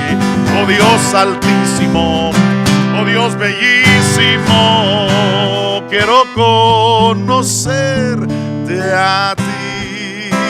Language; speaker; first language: Spanish; non-native, local second language; English